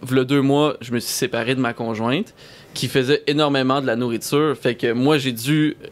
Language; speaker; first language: French; native; French